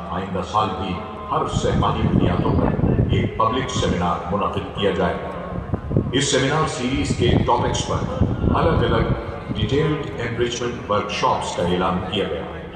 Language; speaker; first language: Urdu; native; Urdu